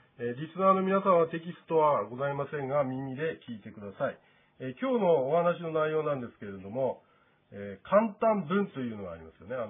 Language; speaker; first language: Japanese; native; Japanese